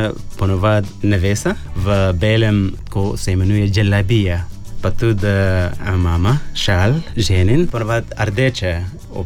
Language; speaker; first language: Slovenian; non-native, fluent; Arabic